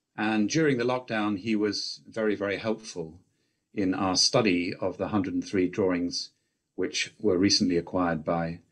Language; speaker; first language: English; native; English